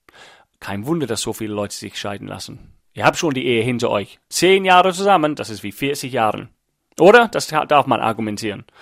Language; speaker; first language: German; non-native, fluent; English